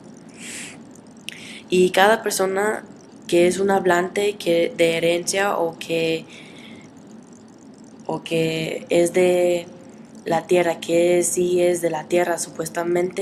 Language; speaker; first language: Spanish; early bilingual, heritage; Spanish